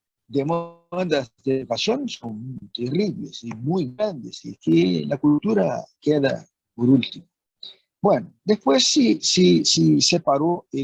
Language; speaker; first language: Spanish; non-native, fluent; Portuguese